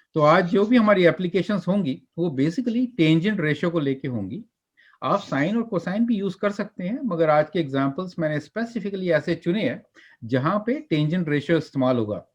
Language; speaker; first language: Hindi; native; Hindi